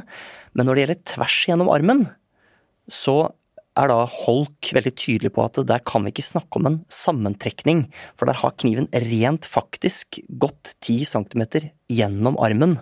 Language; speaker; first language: Norwegian; native; Norwegian